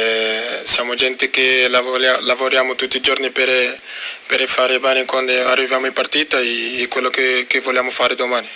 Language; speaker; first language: Italian; non-native, fluent; Portuguese